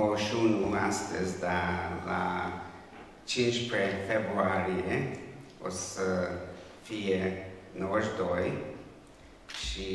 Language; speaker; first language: Romanian; non-native, local second language; Hungarian